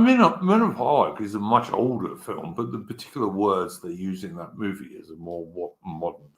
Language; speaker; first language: English; native; English